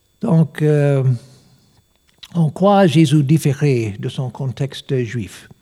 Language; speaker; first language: French; non-native, learner; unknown